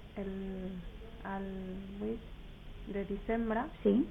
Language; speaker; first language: Catalan; non-native, learner; Spanish